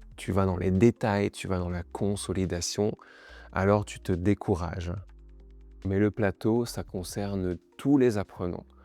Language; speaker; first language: French; native; French